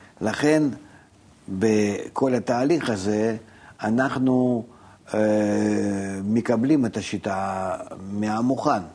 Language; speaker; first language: Hebrew; non-native, fluent; Russian